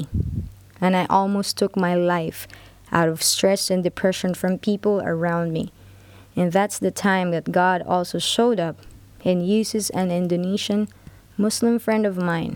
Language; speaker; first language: English; non-native, local second language; Filipino